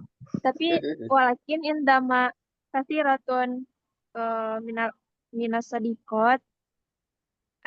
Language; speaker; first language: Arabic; non-native, learner; Indonesian